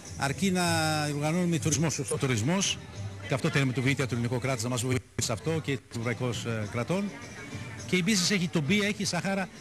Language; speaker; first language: Greek; non-native, fluent; Arabic